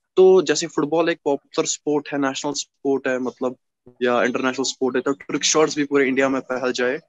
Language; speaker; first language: Hindi; native; Hindi